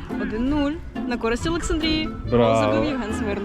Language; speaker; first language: Ukrainian; native; Ukrainian